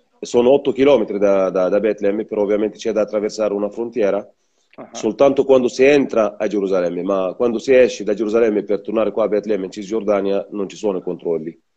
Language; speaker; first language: Italian; non-native, fluent; Arabic